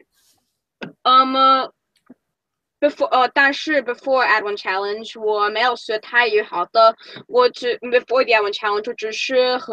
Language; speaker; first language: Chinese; non-native, learner; English